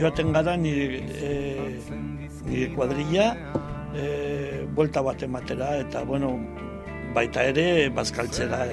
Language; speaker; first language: Basque; non-native, learner; Spanish